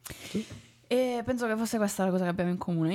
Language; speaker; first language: Italian; native; Italian